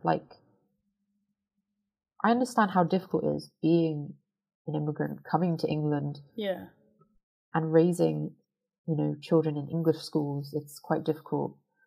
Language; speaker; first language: English; native; English